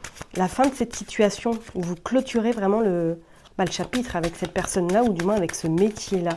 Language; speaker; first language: French; native; French